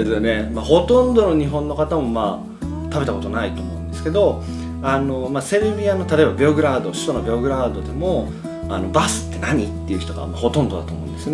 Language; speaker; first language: Japanese; native; Japanese